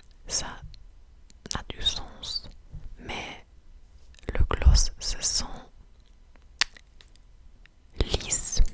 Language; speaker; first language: French; non-native, fluent; English